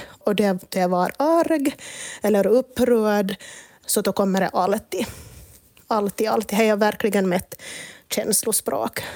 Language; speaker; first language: Swedish; native; Swedish